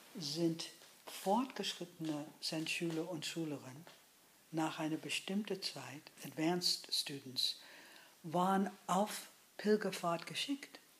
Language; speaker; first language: German; non-native, fluent; English